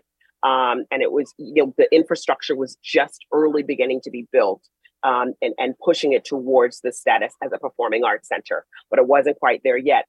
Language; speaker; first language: English; native; English